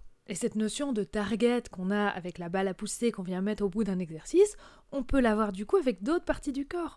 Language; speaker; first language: French; native; French